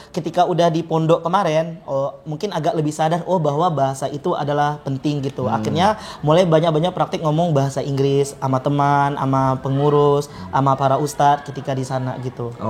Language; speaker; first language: Indonesian; native; Indonesian